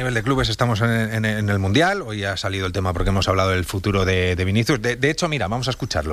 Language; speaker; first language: Spanish; native; Spanish